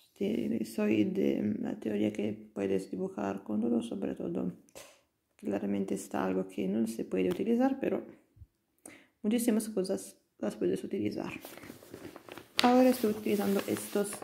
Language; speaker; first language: Spanish; non-native, learner; Italian